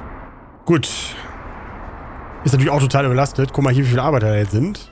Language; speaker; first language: German; native; German